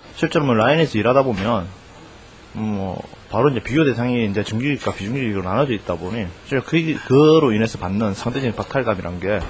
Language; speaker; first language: Korean; native; Korean